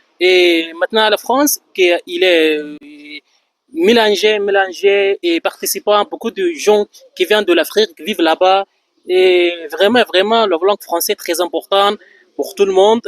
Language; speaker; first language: French; non-native, fluent; Arabic